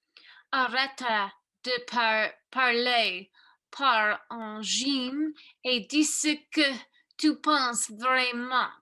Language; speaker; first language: French; non-native, learner; English